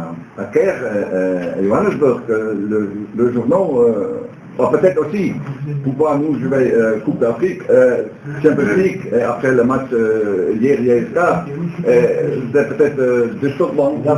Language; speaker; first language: French; non-native, learner; Dutch